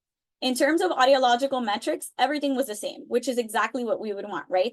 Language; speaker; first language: English; native; English